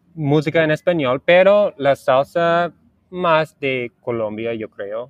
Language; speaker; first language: Spanish; non-native, learner; English